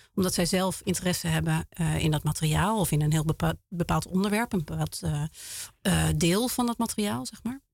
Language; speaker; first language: Dutch; native; Dutch